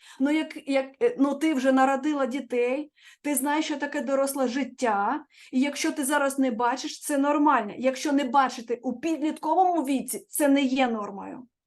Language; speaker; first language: Ukrainian; non-native, local second language; Russian